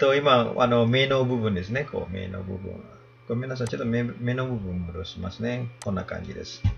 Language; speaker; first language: Japanese; non-native, fluent; Indonesian